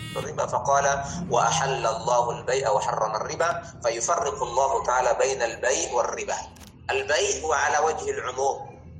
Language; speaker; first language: Arabic; non-native, fluent; Indonesian